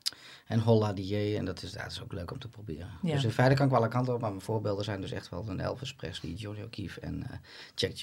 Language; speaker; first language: Dutch; native; Dutch